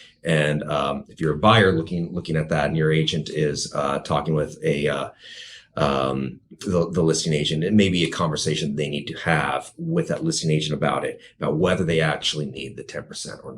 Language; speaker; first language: English; native; English